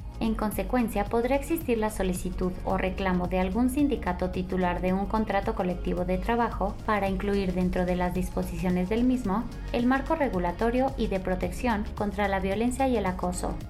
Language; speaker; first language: Spanish; native; Spanish